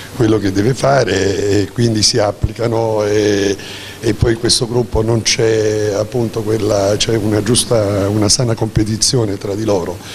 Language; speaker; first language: Italian; native; Italian